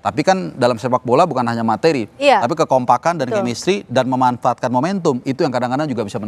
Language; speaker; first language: Indonesian; native; Indonesian